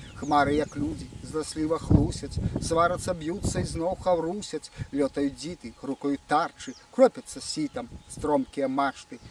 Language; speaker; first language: Belarusian; native; Belarusian